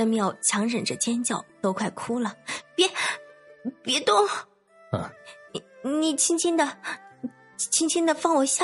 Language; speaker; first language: Chinese; native; Chinese